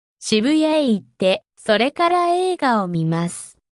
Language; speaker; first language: Japanese; non-native, fluent; Korean